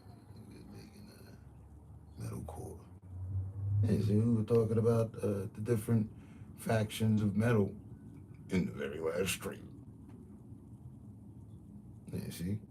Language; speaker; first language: English; native; English